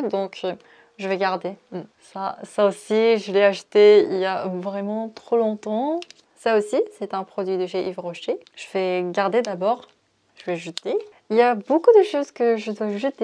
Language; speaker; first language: French; non-native, fluent; Korean